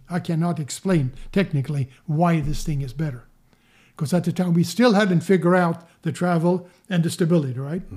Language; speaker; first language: English; non-native, fluent; Swedish